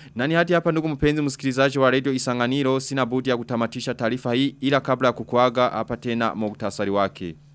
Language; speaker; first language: Swahili; non-native, local second language; Rundi